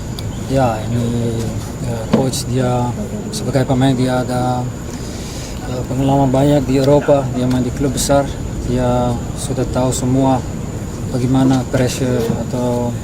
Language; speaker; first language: Indonesian; non-native, fluent; Dutch